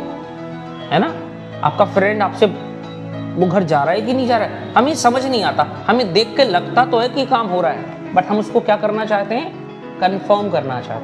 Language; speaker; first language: Hindi; native; Hindi